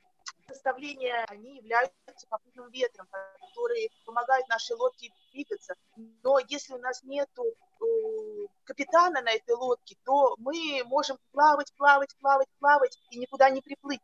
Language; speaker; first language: Russian; native; Russian